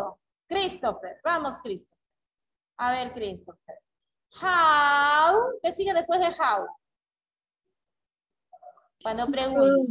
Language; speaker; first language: Spanish; native; Spanish